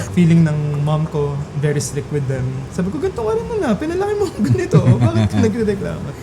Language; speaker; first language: Filipino; native; Filipino